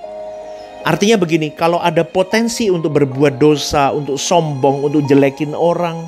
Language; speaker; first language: Indonesian; native; Indonesian